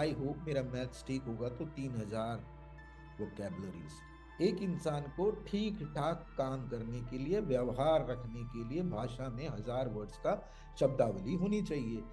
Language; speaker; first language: Hindi; non-native, local second language; Malayalam